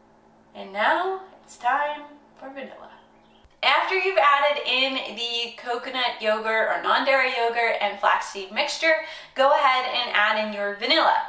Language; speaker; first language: English; native; English